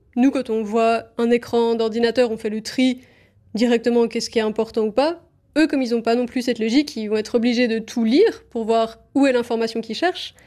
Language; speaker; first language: French; native; French